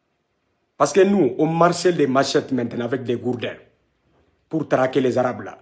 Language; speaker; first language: French; non-native, local second language; Wolof